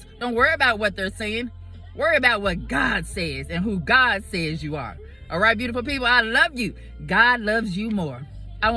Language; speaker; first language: English; native; English